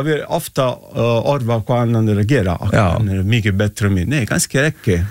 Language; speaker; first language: Icelandic; non-native, learner; Italian